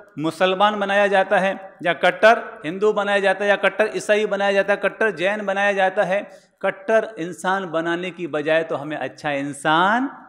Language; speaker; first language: Hindi; native; Hindi